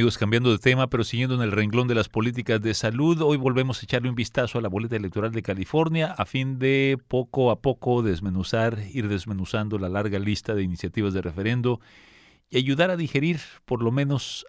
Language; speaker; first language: Spanish; native; Spanish